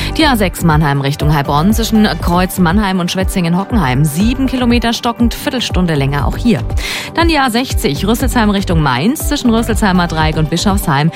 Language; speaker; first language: German; native; German